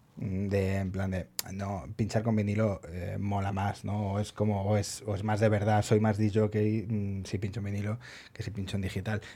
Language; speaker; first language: Spanish; native; Spanish